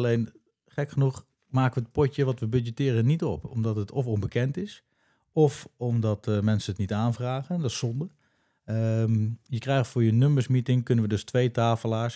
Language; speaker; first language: Dutch; native; Dutch